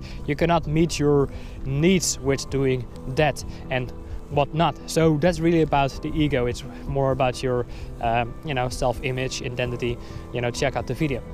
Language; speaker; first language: English; non-native, fluent; Dutch